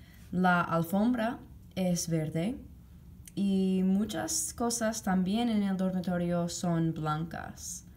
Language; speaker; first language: Spanish; non-native, fluent; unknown